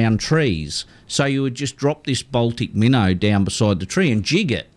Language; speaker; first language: English; native; English